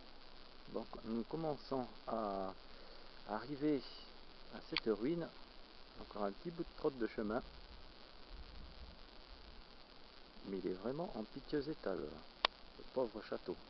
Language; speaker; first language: French; native; French